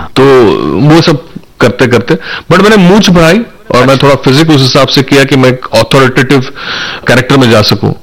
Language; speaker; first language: Hindi; non-native, local second language; Marathi